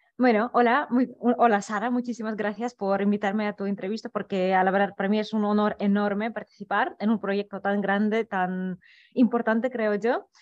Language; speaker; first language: Spanish; non-native, fluent; Russian